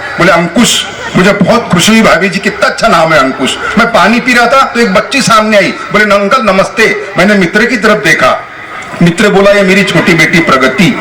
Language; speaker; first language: Hindi; non-native, local second language; Telugu